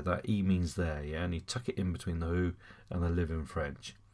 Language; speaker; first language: English; native; English